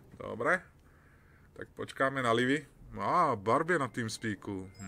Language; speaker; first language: Slovak; non-native, local second language; Hungarian